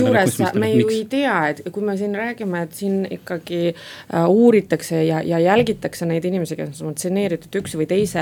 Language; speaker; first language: Estonian; non-native, local second language; Russian